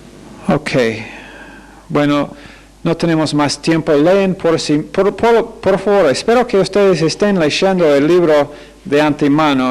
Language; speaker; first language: Spanish; non-native, fluent; English